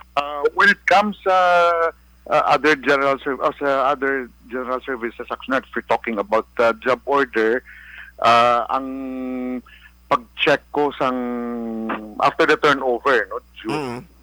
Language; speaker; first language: English; non-native, local second language; Hiligaynon